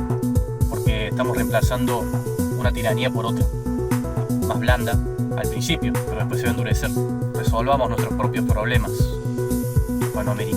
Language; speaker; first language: Spanish; native; Spanish